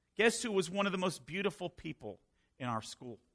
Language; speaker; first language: English; native; English